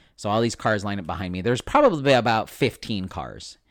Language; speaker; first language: English; native; English